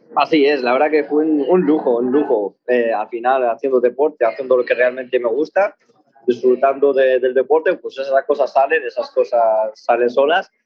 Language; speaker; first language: Spanish; early bilingual, other home language; Arabic